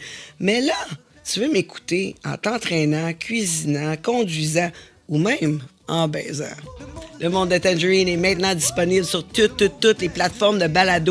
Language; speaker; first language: French; native; French